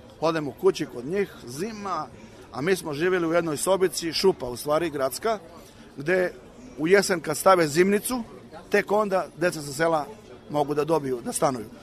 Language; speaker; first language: Serbian; native; Serbian